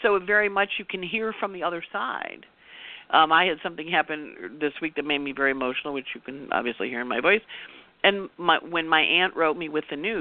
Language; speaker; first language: English; native; English